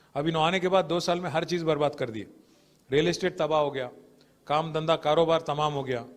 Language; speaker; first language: Hindi; non-native, local second language; Telugu